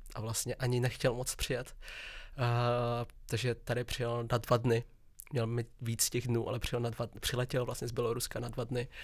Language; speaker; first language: Czech; early bilingual, other home language; Vietnamese